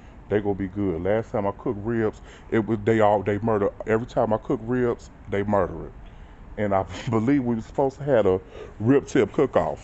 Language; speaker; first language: English; native; English